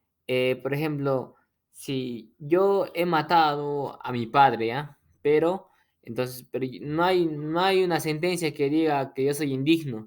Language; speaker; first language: Spanish; native; Spanish